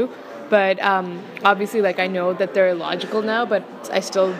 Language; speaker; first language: English; non-native, local second language; Punjabi